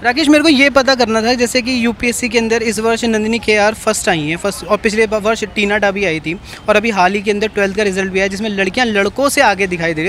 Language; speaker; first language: Hindi; native; Hindi